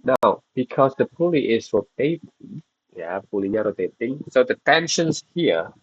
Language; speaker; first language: English; non-native, fluent; Indonesian